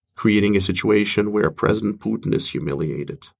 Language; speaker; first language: English; non-native, fluent; Russian